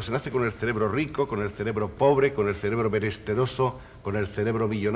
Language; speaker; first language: Spanish; native; Spanish